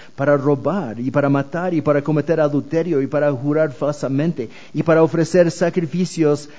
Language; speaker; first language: Spanish; non-native, fluent; English